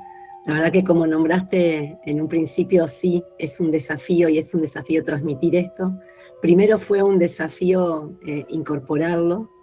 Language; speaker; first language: Spanish; native; Spanish